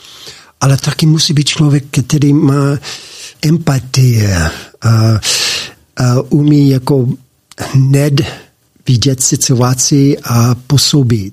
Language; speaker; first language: Czech; non-native, learner; English